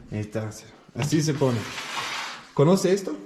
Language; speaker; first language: Spanish; non-native, learner; English